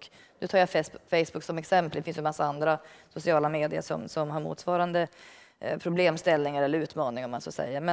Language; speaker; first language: Swedish; native; Swedish